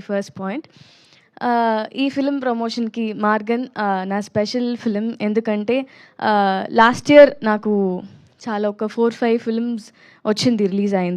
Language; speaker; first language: Telugu; non-native, learner; Tamil